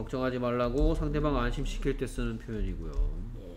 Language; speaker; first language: Korean; native; Korean